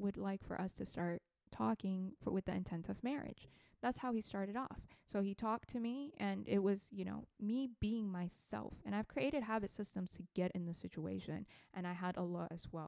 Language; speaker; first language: English; non-native, fluent; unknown